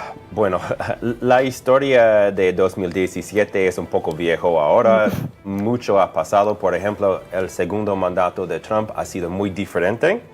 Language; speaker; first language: Spanish; non-native, fluent; English